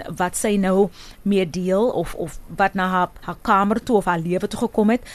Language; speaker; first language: Afrikaans; non-native, local second language; English